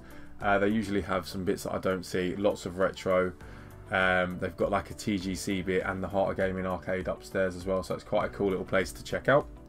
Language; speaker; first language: English; native; English